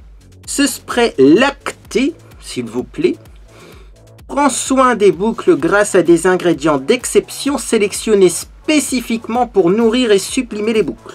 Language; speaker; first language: French; native; French